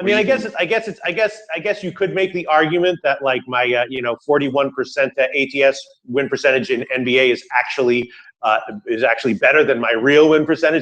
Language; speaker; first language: English; native; English